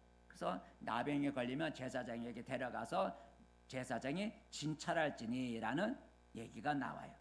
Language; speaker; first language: Korean; native; Korean